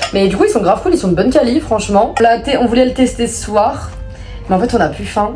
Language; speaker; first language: French; native; French